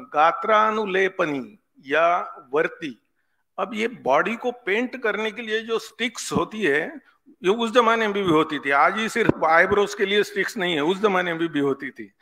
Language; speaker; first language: Hindi; non-native, local second language; Marathi